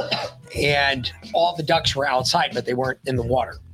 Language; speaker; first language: English; native; English